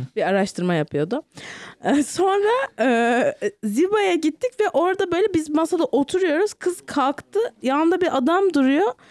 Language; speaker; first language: Turkish; native; Turkish